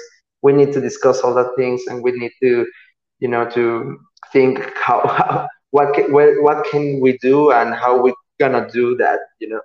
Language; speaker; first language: English; non-native, learner; Spanish